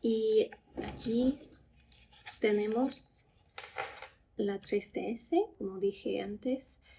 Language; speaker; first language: Spanish; non-native, fluent; English